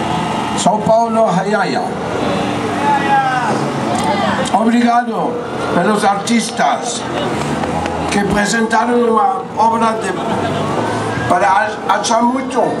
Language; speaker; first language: Portuguese; non-native, fluent; Spanish